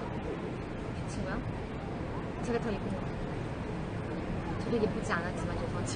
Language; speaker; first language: Korean; non-native, fluent; Chinese